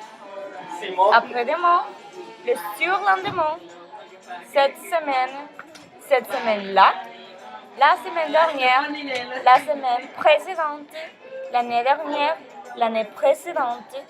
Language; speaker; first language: French; non-native, learner; Spanish